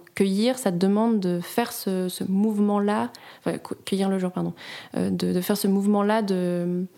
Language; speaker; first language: French; native; French